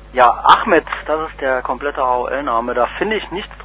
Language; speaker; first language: German; native; German